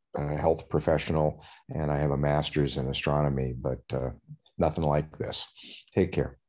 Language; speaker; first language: English; native; English